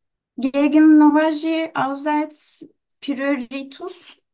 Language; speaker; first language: German; non-native, learner; Turkish